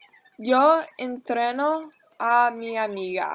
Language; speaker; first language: Spanish; non-native, learner; English